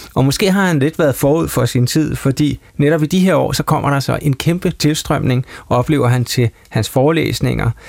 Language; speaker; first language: Danish; native; Danish